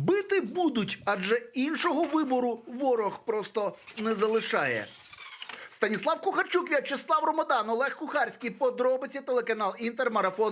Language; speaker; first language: Ukrainian; native; Ukrainian